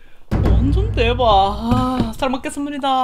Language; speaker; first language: Korean; non-native, learner; Japanese